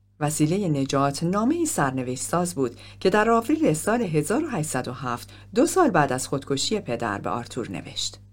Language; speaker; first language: Persian; native; Persian